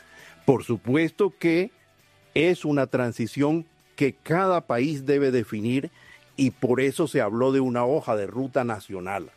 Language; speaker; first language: Spanish; native; Spanish